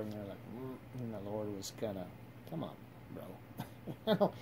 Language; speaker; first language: English; native; English